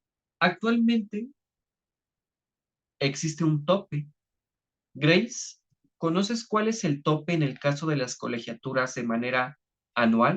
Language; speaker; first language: Spanish; native; Spanish